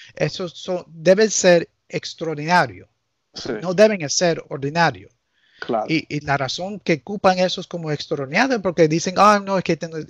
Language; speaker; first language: Spanish; early bilingual, heritage; Spanish